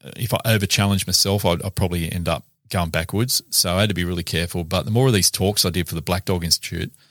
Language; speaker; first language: English; native; English